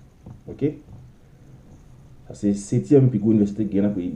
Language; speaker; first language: French; non-native, local second language; Haitian Creole